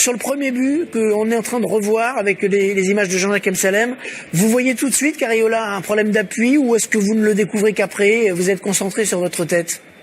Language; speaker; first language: French; native; French